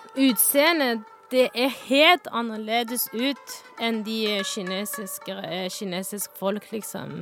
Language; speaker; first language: Norwegian; non-native, fluent; Chinese